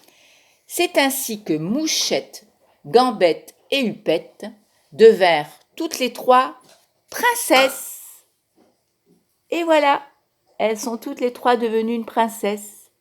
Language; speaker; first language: French; native; French